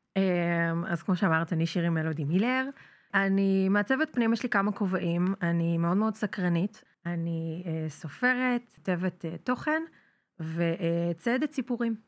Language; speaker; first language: Hebrew; native; Hebrew